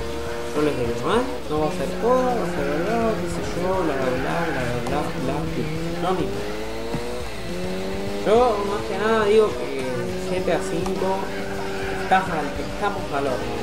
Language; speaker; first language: Spanish; native; Spanish